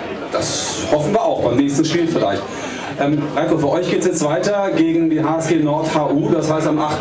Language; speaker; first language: German; native; German